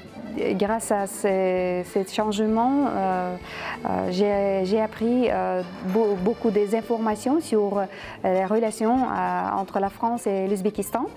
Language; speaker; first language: French; non-native, fluent; Uzbek